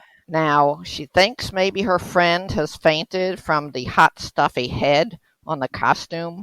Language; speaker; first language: English; native; English